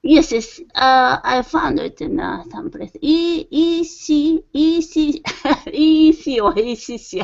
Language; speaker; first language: English; non-native, learner; Japanese